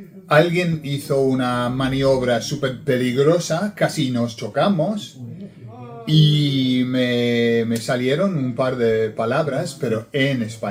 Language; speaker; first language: Spanish; non-native, fluent; English